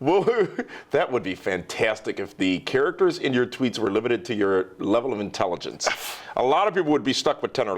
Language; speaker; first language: English; native; English